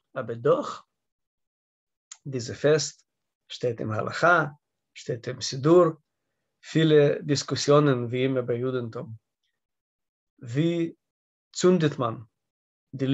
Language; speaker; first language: German; non-native, learner; Russian